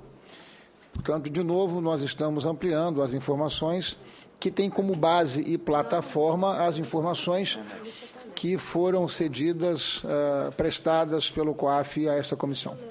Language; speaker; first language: Portuguese; native; Portuguese